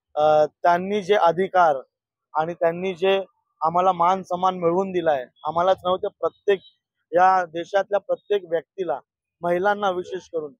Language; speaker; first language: Marathi; native; Marathi